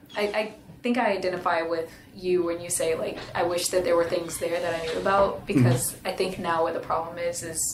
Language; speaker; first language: English; native; English